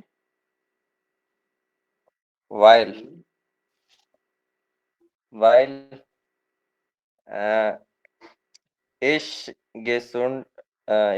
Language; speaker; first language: German; non-native, learner; Urdu